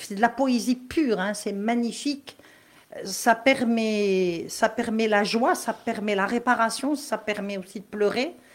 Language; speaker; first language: French; non-native, local second language; Kabyle